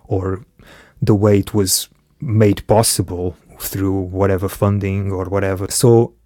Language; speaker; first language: English; early bilingual, other home language; Portuguese